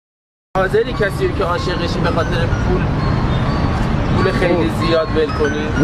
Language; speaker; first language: Persian; native; Persian